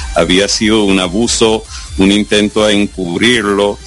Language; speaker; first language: Spanish; non-native, fluent; English